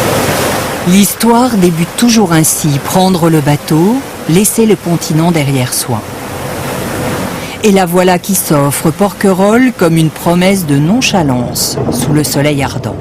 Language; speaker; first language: French; native; French